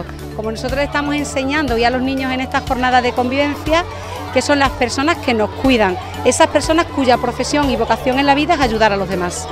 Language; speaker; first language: Spanish; native; Spanish